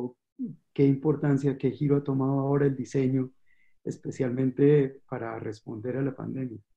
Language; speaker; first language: Spanish; native; Spanish